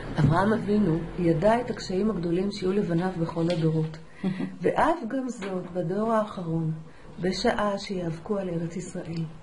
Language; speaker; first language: Hebrew; native; Hebrew